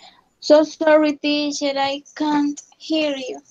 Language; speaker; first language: English; non-native, learner; Spanish